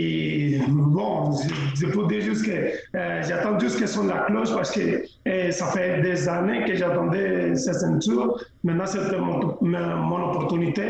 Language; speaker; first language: French; non-native, local second language; Spanish